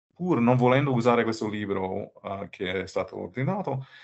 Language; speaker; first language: Italian; non-native, fluent; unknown